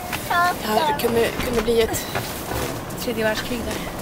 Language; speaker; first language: Swedish; native; Swedish